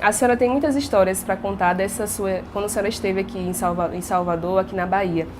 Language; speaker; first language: Portuguese; native; Portuguese